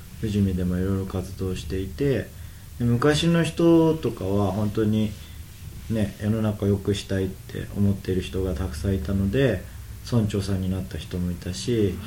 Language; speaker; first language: Japanese; native; Japanese